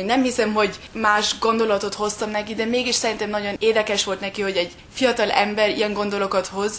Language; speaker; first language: Hungarian; early bilingual, heritage; German